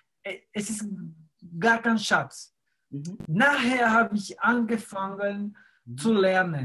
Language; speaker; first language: German; non-native, fluent; Spanish